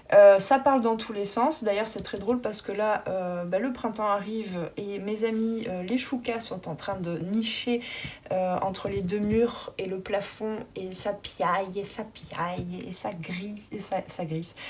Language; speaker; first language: French; native; French